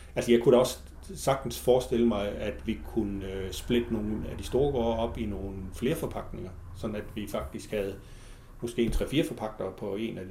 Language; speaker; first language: Danish; native; Danish